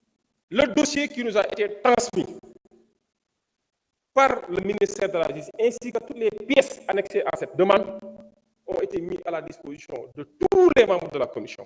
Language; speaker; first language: French; non-native, local second language; Wolof